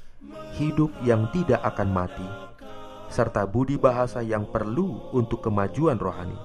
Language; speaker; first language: Indonesian; native; Indonesian